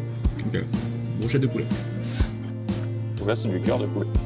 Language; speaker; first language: French; native; French